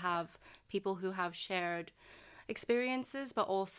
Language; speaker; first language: English; non-native, local second language; Cantonese